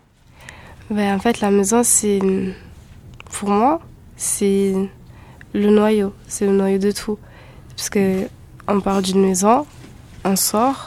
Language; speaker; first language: French; native; French